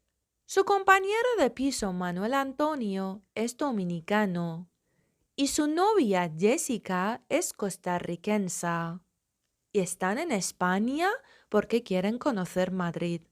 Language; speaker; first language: Spanish; non-native, fluent; Persian